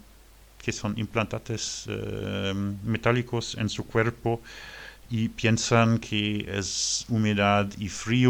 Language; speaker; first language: Spanish; non-native, learner; French